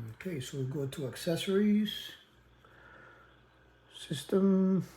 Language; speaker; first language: English; native; English